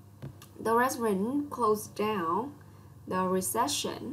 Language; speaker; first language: English; non-native, local second language; Vietnamese